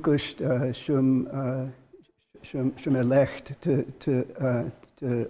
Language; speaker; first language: Albanian; non-native, learner; English